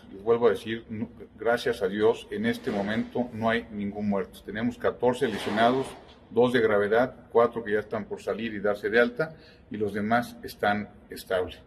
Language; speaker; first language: Spanish; native; Spanish